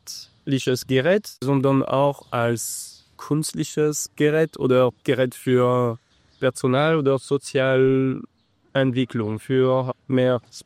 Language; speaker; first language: German; non-native, learner; English